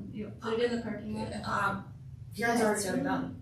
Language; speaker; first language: English; native; English